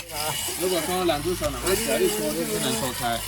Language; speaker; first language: Chinese; native; Chinese